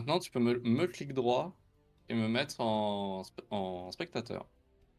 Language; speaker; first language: French; native; French